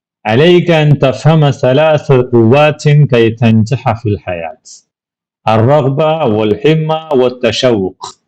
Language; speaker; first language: Arabic; non-native, fluent; Malayalam